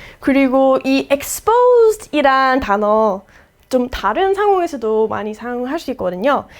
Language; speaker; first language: Korean; non-native, fluent; English